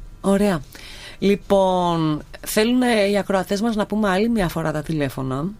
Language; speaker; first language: Greek; native; Greek